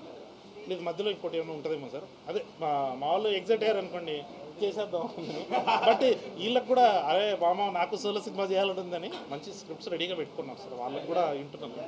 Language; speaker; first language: Telugu; native; Telugu